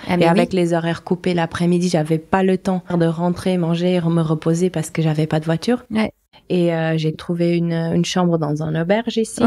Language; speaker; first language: French; non-native, fluent; Portuguese